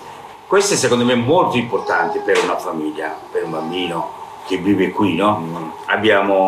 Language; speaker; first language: Italian; non-native, fluent; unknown